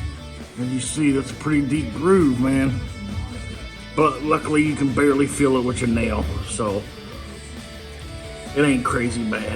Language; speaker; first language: English; native; English